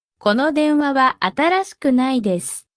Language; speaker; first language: Japanese; non-native, fluent; Korean